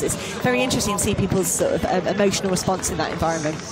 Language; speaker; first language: English; native; English